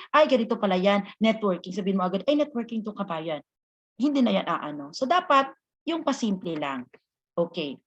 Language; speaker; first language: Filipino; non-native, local second language; Hiligaynon